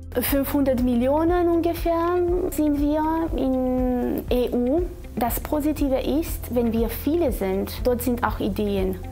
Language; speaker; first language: German; non-native, fluent; Romanian